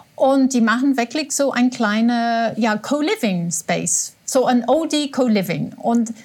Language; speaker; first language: German; non-native, fluent; English